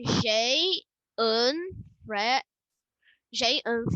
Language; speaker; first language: French; non-native, learner; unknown